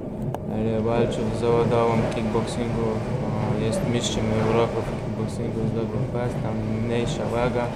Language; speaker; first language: Polish; non-native, learner; Chechen